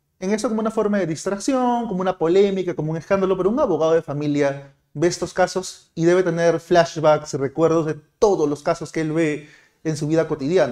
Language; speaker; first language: Spanish; native; Spanish